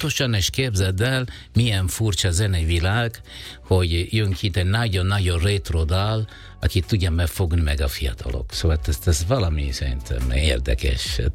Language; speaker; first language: Hungarian; non-native, fluent; Italian